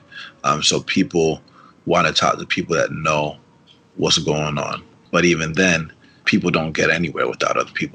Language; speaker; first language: English; early bilingual, other home language; Spanish